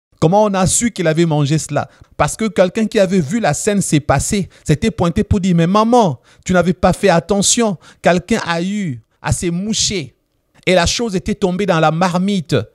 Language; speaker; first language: French; non-native, local second language; Lingala